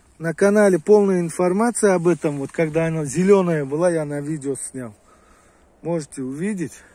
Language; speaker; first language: Russian; non-native, local second language; Uzbek